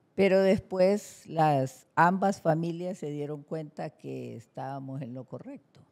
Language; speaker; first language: Spanish; native; Spanish